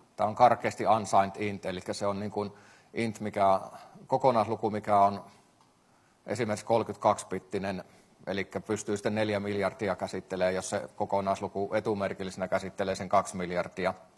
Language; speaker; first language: Finnish; native; Finnish